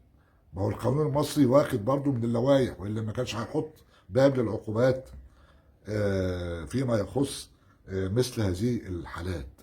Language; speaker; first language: Arabic; native; Arabic